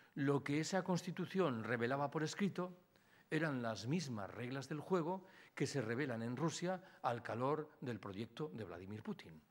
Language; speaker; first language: Spanish; native; Spanish